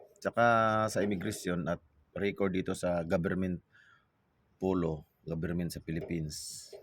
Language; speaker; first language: Filipino; native; Filipino